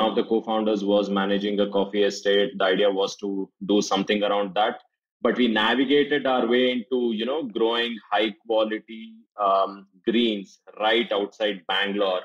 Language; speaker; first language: English; non-native, local second language; Kannada